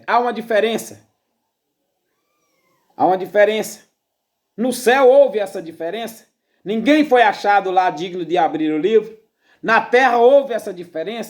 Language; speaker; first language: Portuguese; native; Portuguese